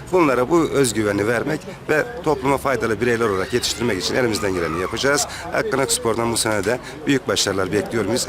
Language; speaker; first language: Turkish; native; Turkish